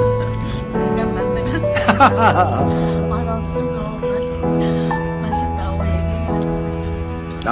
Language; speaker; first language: Korean; non-native, learner; Vietnamese